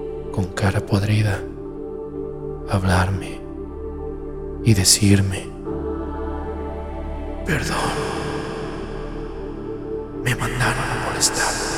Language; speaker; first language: Spanish; native; Spanish